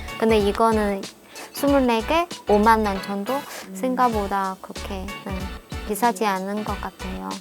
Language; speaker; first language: Korean; non-native, fluent; Chinese